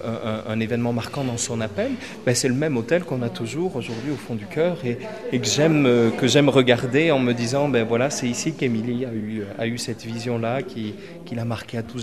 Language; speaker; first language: French; native; French